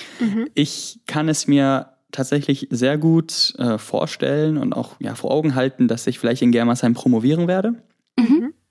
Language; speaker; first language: German; early bilingual, other home language; Greek